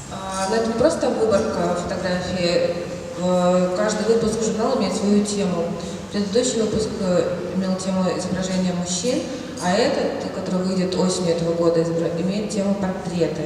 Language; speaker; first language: Russian; native; Russian